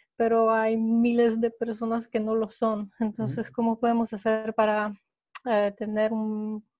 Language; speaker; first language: Spanish; non-native, fluent; Polish